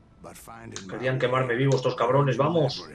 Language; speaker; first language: Spanish; native; Spanish